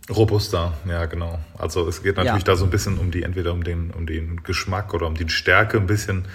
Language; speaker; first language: German; native; German